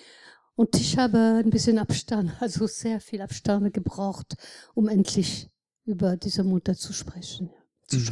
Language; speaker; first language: German; non-native, fluent; French